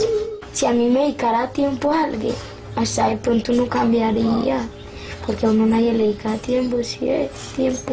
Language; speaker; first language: Spanish; native; Spanish